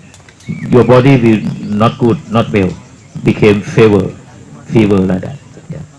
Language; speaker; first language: English; non-native, learner; Thai